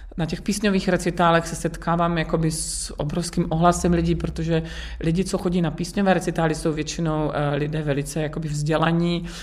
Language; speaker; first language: Czech; native; Czech